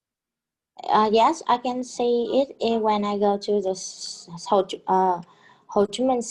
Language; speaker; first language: English; non-native, learner; Vietnamese